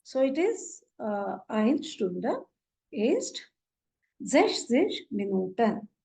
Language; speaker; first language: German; non-native, fluent; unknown